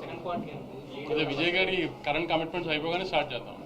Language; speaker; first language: Telugu; native; Telugu